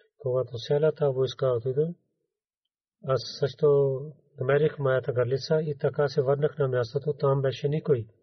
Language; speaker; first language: Bulgarian; non-native, learner; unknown